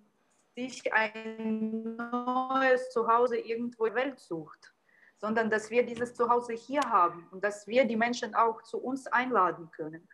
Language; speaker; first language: German; non-native, fluent; Ukrainian